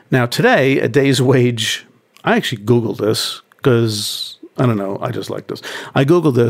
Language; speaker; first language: English; native; English